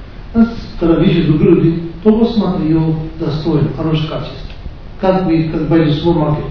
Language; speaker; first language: Russian; non-native, learner; Tibetan